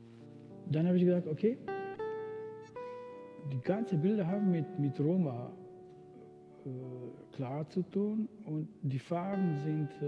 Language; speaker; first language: German; non-native, fluent; Romany